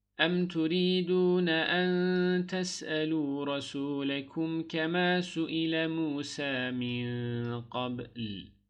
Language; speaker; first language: Arabic; non-native, fluent; Turkish